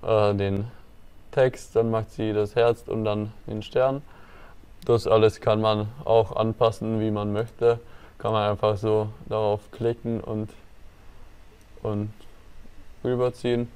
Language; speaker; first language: German; native; German